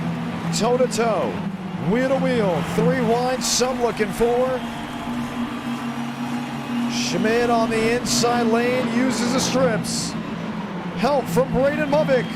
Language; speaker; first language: English; native; English